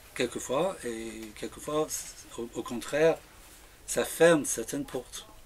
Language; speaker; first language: French; non-native, fluent; English